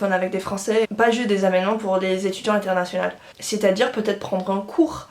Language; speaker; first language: French; non-native, fluent; English